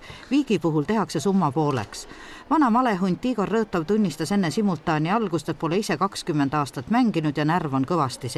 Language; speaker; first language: Estonian; native; Estonian